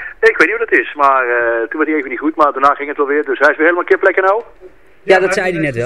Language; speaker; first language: Dutch; native; Dutch